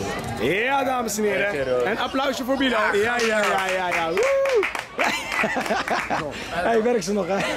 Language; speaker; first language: Dutch; native; Dutch